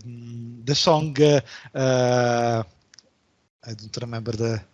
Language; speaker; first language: English; non-native, learner; Italian